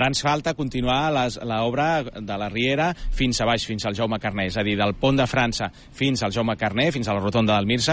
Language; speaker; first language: Catalan; native; Catalan